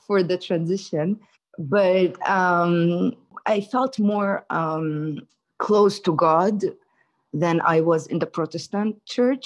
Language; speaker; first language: English; non-native, fluent; Hebrew